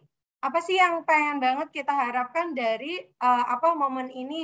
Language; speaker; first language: Indonesian; native; Indonesian